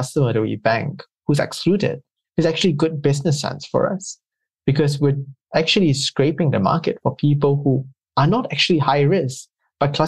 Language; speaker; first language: English; native; English